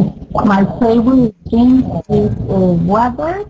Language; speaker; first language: English; non-native, learner; Spanish